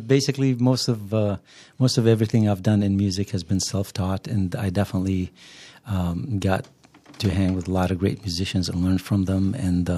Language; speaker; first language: English; non-native, fluent; Arabic